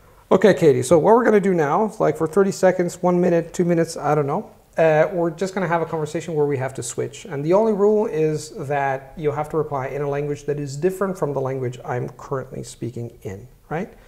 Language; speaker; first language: English; non-native, fluent; Italian